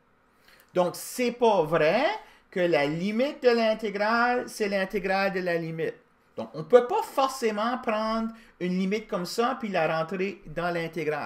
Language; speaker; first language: French; native; French